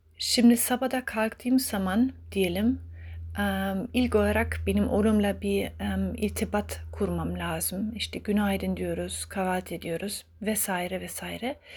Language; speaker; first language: Turkish; early bilingual, heritage; Turkish